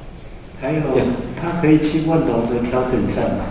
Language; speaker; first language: Chinese; native; Chinese